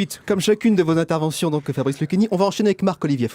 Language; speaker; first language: French; native; French